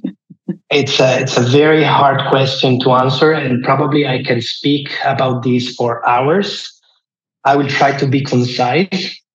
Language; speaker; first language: English; non-native, fluent; Italian